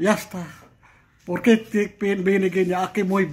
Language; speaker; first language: Spanish; non-native, learner; Filipino